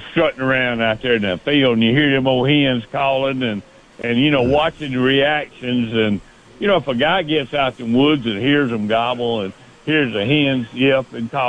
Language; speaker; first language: English; native; English